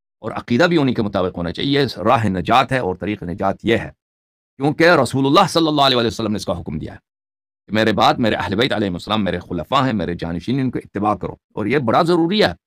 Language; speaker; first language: Urdu; native; Urdu